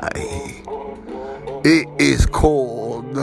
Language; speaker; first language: English; early bilingual, other home language; Spanish